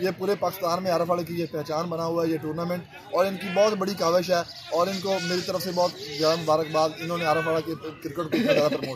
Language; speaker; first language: Hindi; non-native, local second language; Punjabi